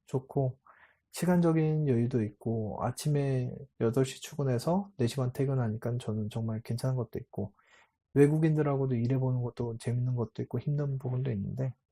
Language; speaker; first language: Korean; native; Korean